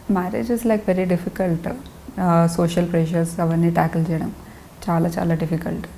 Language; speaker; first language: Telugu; non-native, local second language; Lambadi